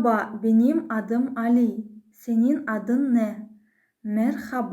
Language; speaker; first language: Turkish; non-native, fluent; Kazakh